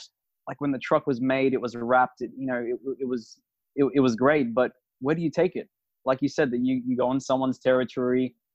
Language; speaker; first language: English; native; English